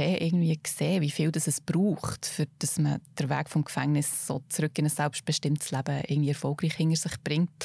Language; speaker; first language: German; native; German